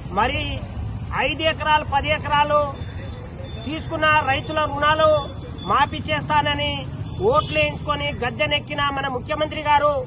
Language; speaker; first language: Telugu; non-native, local second language; Lambadi